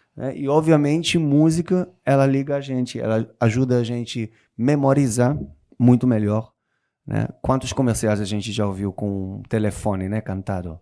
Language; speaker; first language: Portuguese; non-native, fluent; Hebrew